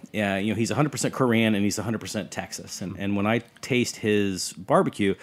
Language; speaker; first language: English; native; English